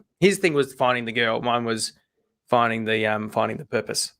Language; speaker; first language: English; native; English